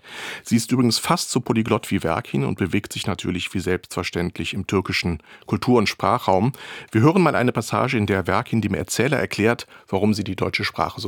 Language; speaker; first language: German; native; German